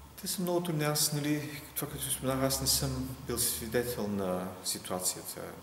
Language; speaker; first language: Bulgarian; non-native, local second language; Turkish